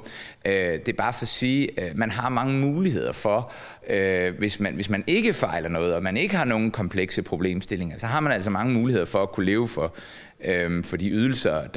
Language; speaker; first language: Danish; native; Danish